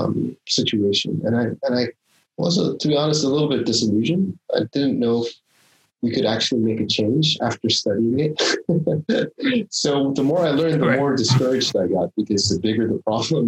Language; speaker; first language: English; non-native, local second language; Korean